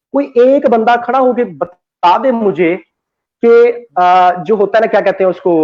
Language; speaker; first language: Hindi; non-native, local second language; Punjabi